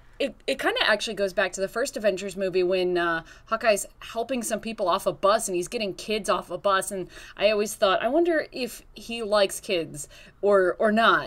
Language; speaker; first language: English; native; English